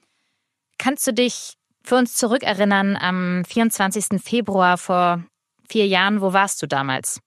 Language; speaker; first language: German; native; German